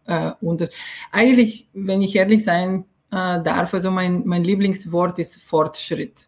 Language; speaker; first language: German; non-native, fluent; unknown